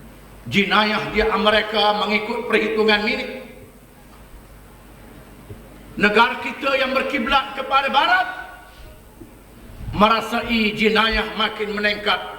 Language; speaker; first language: Malay; native; Malay